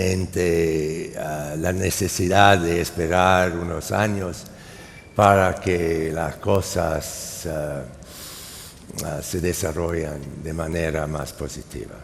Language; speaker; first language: Spanish; non-native, fluent; English